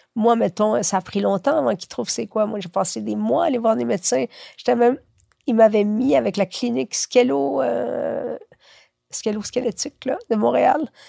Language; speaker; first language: French; early bilingual, other home language; Spanish